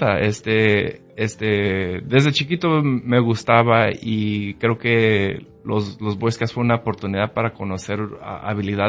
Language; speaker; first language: Spanish; early bilingual, heritage; Spanish